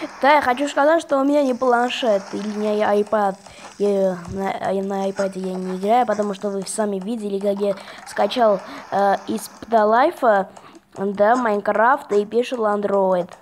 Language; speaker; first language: Russian; non-native, fluent; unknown